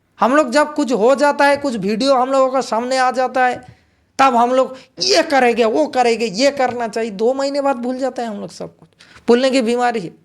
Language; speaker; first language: Hindi; non-native, local second language; Bangla